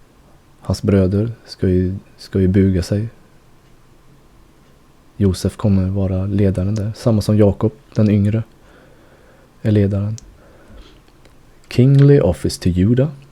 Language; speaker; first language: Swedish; native; Swedish